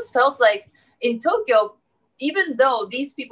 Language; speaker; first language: English; non-native, fluent; Japanese